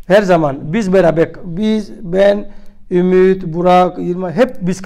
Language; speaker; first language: Turkish; non-native, learner; French